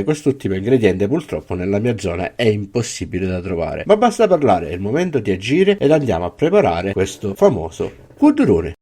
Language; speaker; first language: Italian; native; Italian